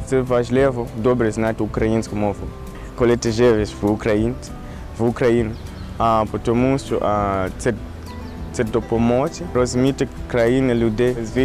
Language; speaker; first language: Ukrainian; non-native, learner; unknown